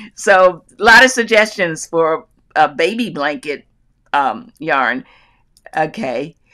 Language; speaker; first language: English; native; English